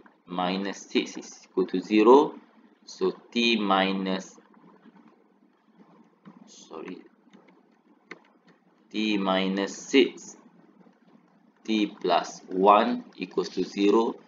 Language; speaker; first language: English; non-native, local second language; Malay